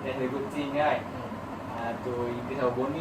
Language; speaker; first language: English; non-native, learner; Malay